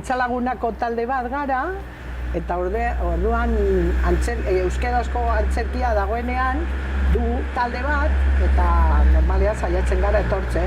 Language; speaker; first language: Basque; non-native, learner; Spanish